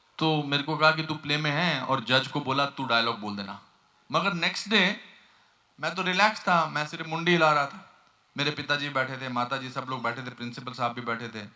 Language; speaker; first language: Hindi; native; Hindi